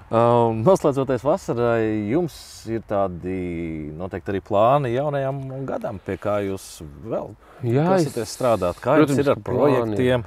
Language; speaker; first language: Latvian; native; Latvian